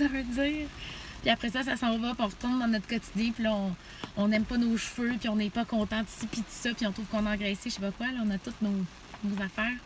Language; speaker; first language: French; native; French